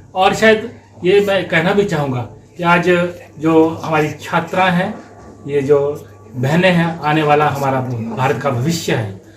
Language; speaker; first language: Hindi; native; Hindi